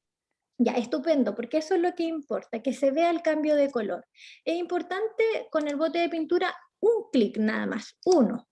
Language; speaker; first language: Spanish; native; Spanish